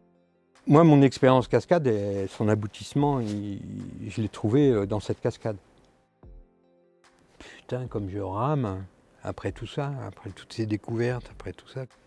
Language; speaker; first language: French; native; French